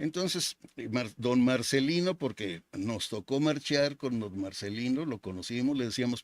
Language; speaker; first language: Spanish; native; Spanish